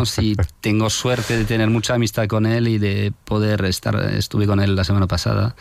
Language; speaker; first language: Spanish; non-native, fluent; French